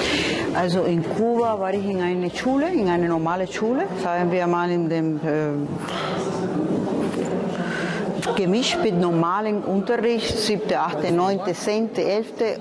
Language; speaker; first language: German; non-native, fluent; Spanish